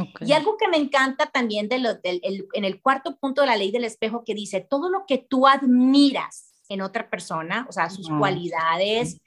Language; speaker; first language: Spanish; native; Spanish